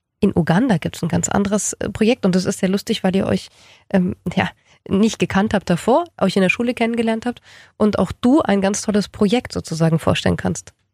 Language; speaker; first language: German; native; German